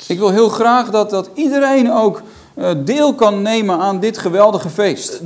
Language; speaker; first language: Dutch; native; Dutch